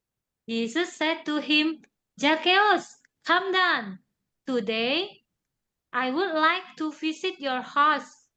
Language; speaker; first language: English; non-native, learner; Indonesian